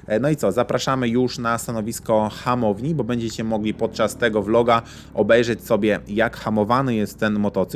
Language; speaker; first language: Polish; native; Polish